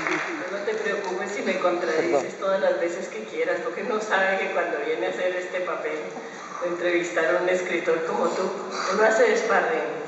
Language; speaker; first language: Spanish; native; Spanish